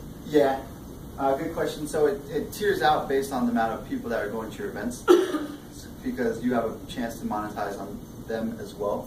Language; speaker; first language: English; native; English